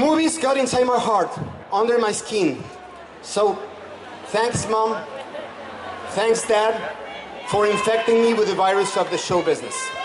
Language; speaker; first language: English; non-native, fluent; Spanish